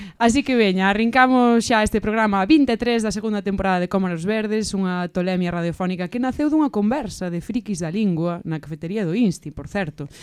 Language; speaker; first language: Galician; native; Galician